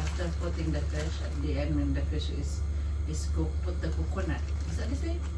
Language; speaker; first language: English; non-native, learner; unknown